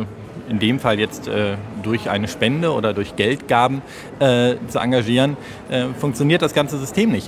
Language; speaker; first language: German; native; German